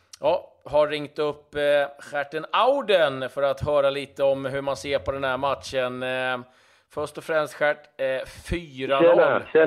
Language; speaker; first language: Swedish; native; Swedish